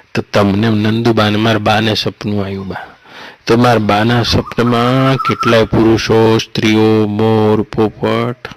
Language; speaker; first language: Hindi; non-native, local second language; Gujarati